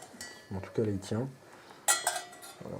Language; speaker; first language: French; native; French